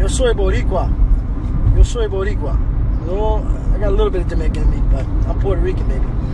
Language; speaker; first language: English; early bilingual, other home language; Spanish